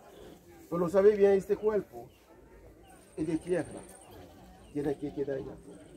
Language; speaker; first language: Spanish; non-native, learner; Haitian Creole